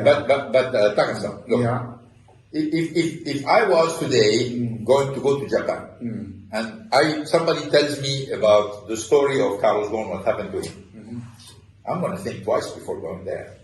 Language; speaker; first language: English; non-native, fluent; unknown